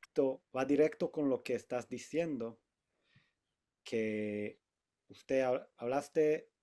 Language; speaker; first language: Spanish; non-native, fluent; Hebrew